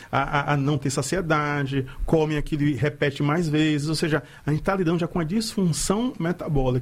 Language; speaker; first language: Portuguese; native; Portuguese